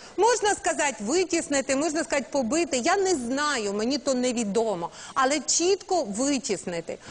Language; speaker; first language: Ukrainian; native; Ukrainian